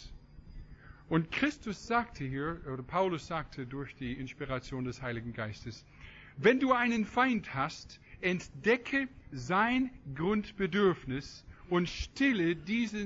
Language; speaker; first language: German; non-native, fluent; English